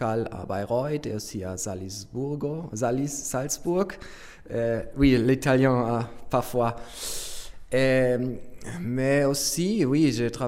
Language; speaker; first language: French; non-native, learner; German